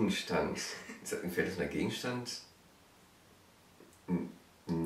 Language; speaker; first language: German; native; German